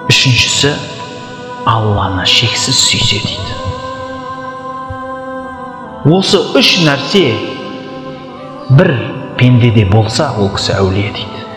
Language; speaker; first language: Kazakh; native; Kazakh